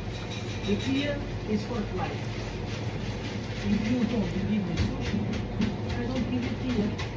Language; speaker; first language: English; non-native, learner; Nepali